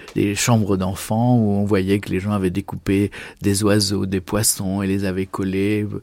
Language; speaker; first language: French; native; French